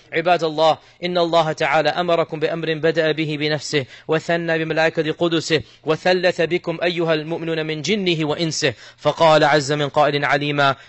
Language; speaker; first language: Arabic; non-native, fluent; English